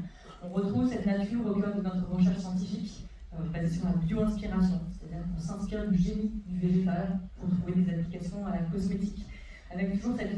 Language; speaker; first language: French; native; French